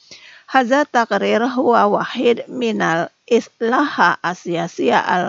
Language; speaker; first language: Arabic; non-native, fluent; Indonesian